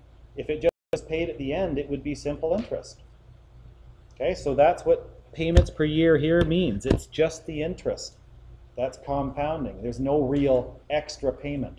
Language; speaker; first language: English; native; English